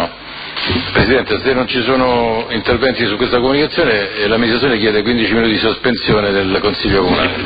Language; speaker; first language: Italian; native; Italian